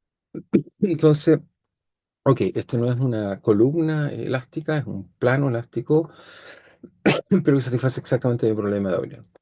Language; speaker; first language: Spanish; native; Spanish